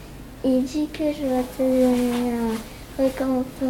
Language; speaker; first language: French; non-native, learner; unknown